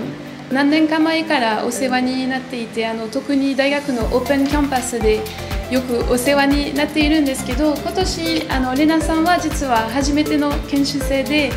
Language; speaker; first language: Japanese; non-native, fluent; French